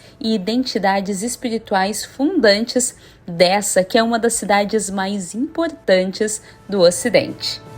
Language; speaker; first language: Portuguese; native; Portuguese